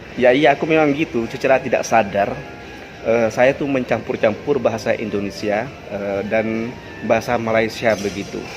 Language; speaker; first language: Indonesian; non-native, local second language; Madurese